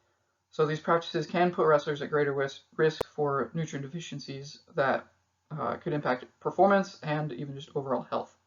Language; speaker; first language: English; native; English